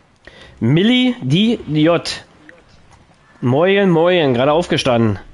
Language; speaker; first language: German; native; German